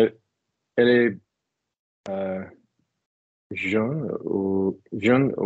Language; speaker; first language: French; non-native, learner; English